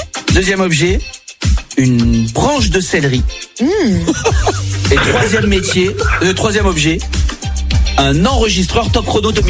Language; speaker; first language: French; native; French